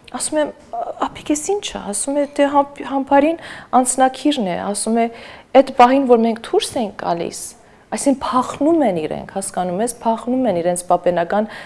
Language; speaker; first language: Armenian; native; Armenian